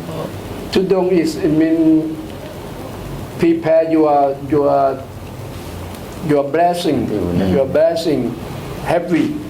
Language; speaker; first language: English; non-native, learner; Thai